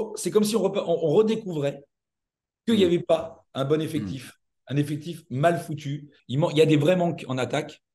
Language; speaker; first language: French; native; French